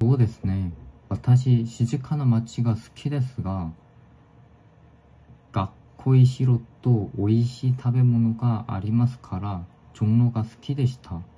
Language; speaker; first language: Japanese; non-native, learner; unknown